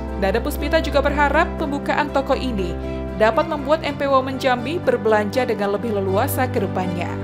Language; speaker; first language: Indonesian; native; Indonesian